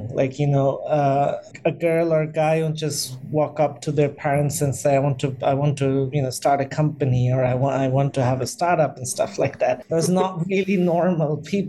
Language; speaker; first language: English; non-native, local second language; Bangla